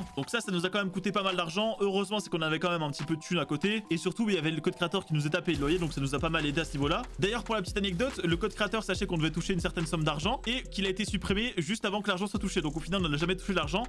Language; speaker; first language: French; native; French